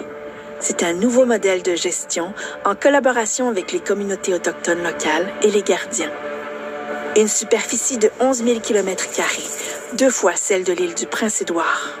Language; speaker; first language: French; native; French